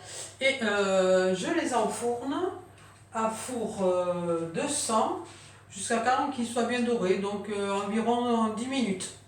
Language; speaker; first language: French; native; French